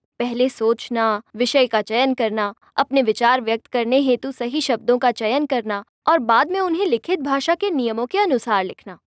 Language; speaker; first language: Hindi; non-native, local second language; Marathi